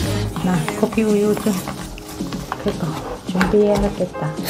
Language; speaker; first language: Korean; non-native, learner; Chinese